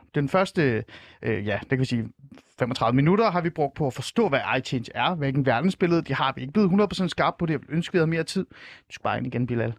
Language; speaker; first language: Danish; early bilingual, other home language; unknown